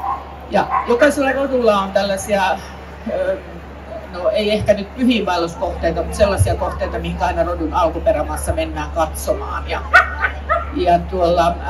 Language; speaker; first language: Finnish; native; Finnish